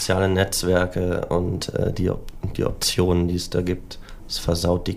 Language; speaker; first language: German; native; German